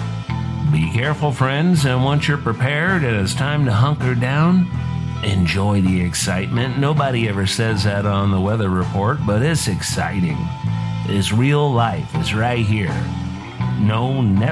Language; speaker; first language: English; native; English